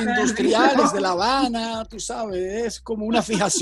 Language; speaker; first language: Spanish; native; Spanish